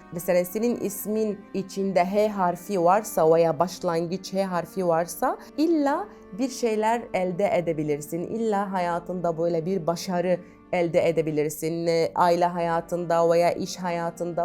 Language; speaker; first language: Turkish; non-native, fluent; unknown